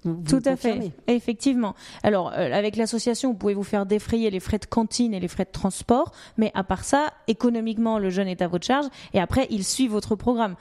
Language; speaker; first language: French; native; French